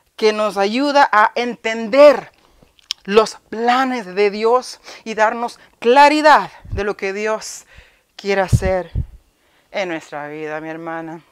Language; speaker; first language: Spanish; early bilingual, heritage; Spanish